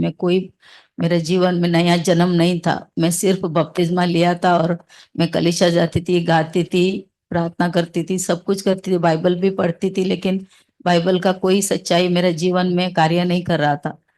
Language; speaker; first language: Hindi; non-native, local second language; Malayalam